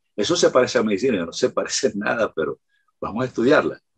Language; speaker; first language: Spanish; native; Spanish